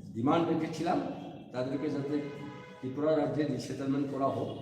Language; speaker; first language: Bangla; non-native, local second language; Kok Borok